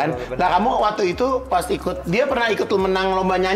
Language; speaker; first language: Indonesian; native; Indonesian